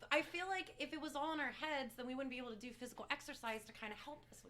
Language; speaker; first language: English; native; English